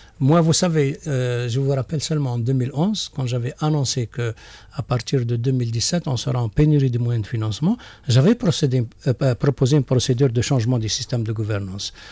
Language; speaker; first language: French; non-native, local second language; Arabic